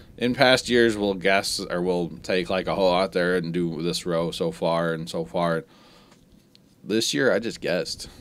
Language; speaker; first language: English; native; English